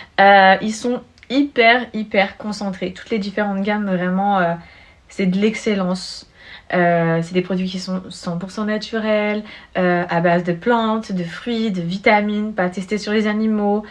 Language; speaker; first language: French; native; French